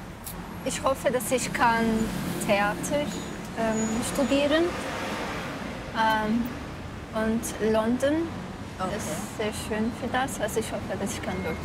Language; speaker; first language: German; early bilingual, heritage; Turkish